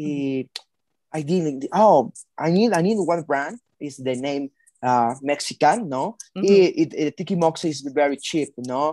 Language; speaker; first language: English; non-native, learner; Spanish